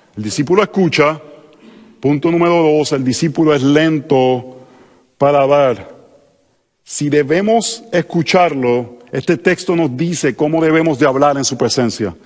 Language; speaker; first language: Spanish; native; Spanish